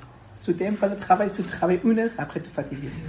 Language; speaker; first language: French; non-native, learner; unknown